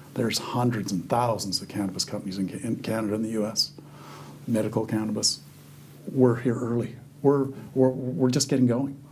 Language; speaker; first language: English; native; English